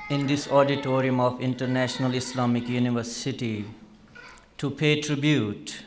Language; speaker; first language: English; non-native, local second language; Urdu